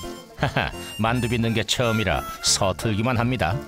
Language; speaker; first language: Korean; native; Korean